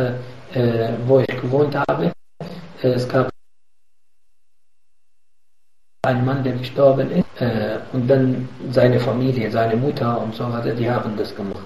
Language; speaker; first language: German; non-native, fluent; Arabic